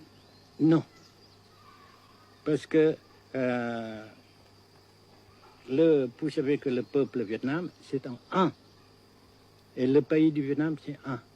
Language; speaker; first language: French; non-native, fluent; Vietnamese